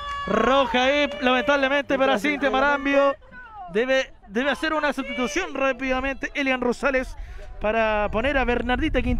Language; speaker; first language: Spanish; native; Spanish